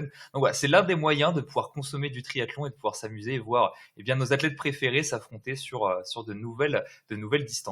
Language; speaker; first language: French; native; French